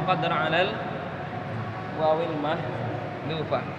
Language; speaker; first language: Arabic; non-native, fluent; Indonesian